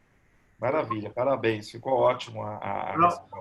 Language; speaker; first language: Portuguese; native; Portuguese